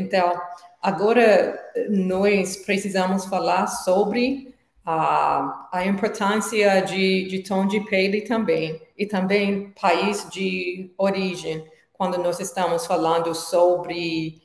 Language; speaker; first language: Portuguese; non-native, learner; English